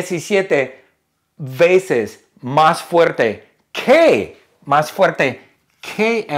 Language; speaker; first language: Spanish; non-native, fluent; English